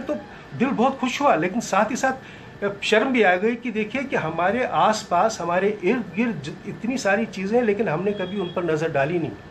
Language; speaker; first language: Hindi; native; Hindi